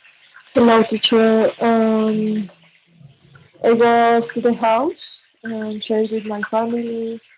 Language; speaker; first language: English; non-native, learner; Spanish